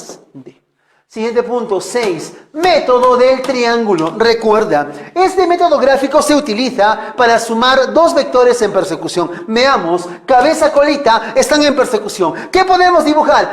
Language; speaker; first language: Spanish; native; Spanish